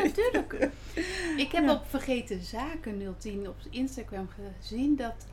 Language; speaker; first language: Dutch; native; Dutch